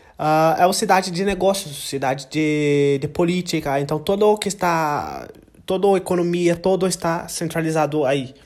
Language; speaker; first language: Portuguese; non-native, learner; English